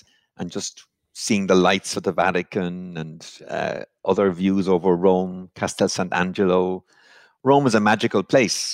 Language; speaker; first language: English; native; English